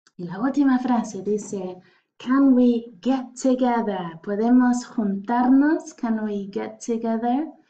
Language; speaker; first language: Spanish; non-native, fluent; English